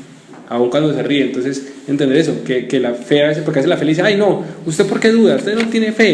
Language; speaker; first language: Spanish; native; Spanish